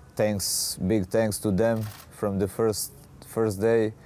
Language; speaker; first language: English; non-native, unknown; Croatian